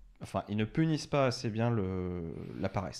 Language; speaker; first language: French; native; French